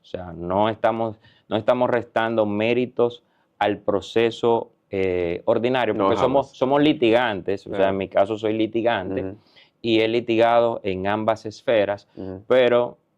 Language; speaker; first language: Spanish; native; Spanish